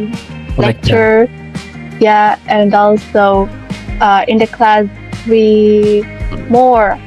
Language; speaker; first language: English; non-native, learner; Indonesian